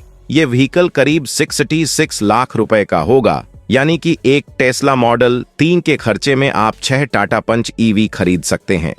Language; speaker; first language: Hindi; native; Hindi